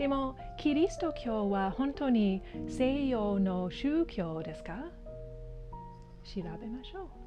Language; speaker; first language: Japanese; non-native, learner; English